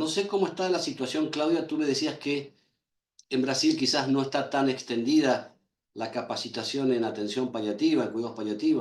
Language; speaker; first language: Spanish; native; Spanish